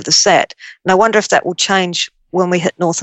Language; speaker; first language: English; native; English